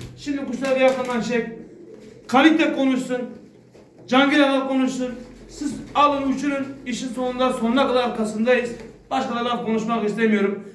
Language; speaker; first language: Turkish; native; Turkish